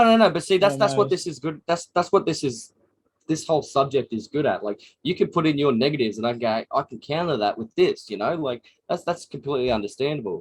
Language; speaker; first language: English; native; English